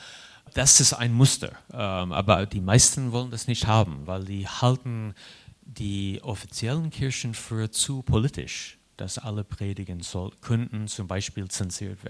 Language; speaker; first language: German; non-native, fluent; English